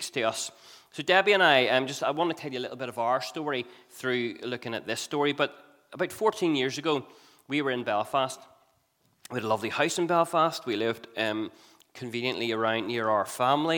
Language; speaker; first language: English; native; English